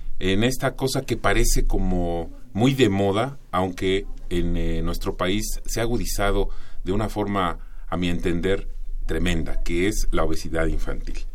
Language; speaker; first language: Spanish; native; Spanish